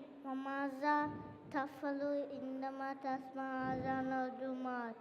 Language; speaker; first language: Arabic; non-native, learner; Divehi